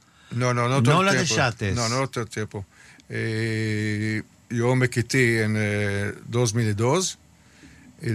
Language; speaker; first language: Spanish; early bilingual, heritage; Spanish